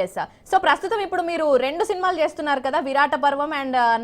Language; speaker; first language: Telugu; native; Telugu